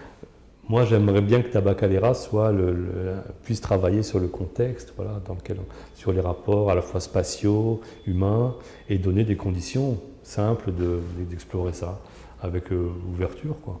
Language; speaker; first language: French; native; French